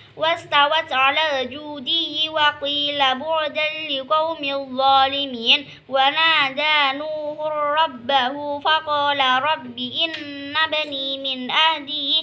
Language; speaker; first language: Arabic; non-native, learner; Indonesian